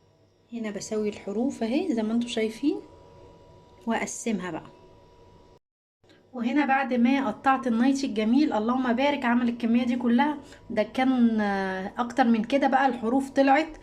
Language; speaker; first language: Arabic; native; Arabic